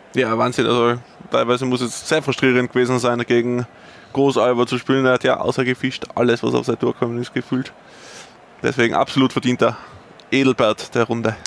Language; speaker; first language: German; native; German